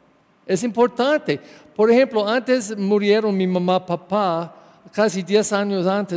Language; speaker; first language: Spanish; non-native, learner; English